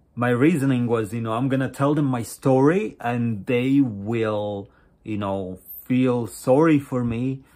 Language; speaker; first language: English; non-native, fluent; Latvian